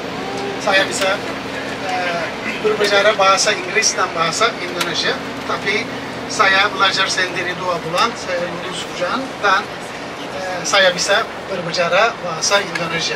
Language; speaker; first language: Indonesian; non-native, learner; Turkish